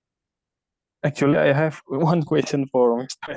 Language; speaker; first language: English; non-native, learner; Indonesian